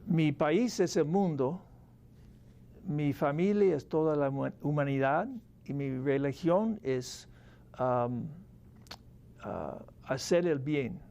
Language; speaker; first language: Spanish; non-native, fluent; English